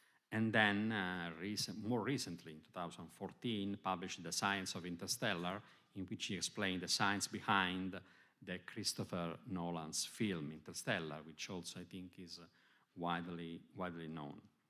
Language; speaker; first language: English; non-native, fluent; Italian